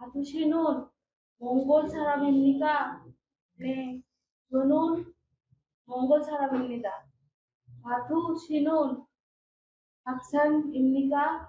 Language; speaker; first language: Korean; non-native, learner; Bangla